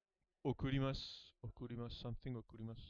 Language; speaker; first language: Japanese; non-native, learner; English